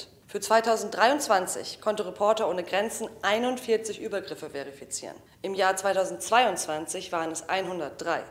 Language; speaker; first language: German; native; German